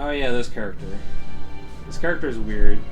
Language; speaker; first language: English; native; English